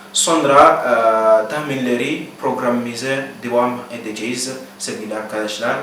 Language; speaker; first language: Turkish; non-native, learner; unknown